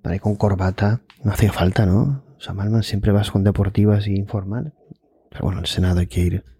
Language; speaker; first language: Spanish; native; Spanish